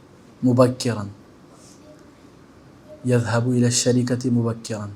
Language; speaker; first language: Arabic; non-native, fluent; Urdu